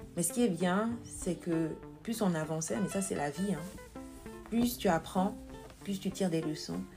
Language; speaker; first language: French; native; French